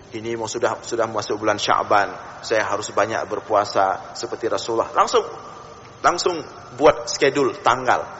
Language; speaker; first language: Malay; non-native, local second language; Achinese